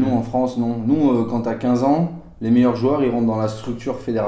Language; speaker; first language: French; native; French